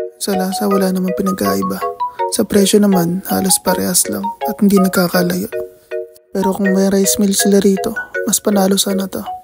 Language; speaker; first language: Filipino; native; Filipino